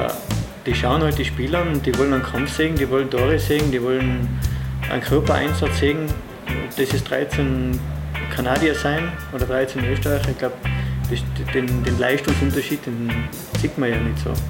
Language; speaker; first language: German; native; German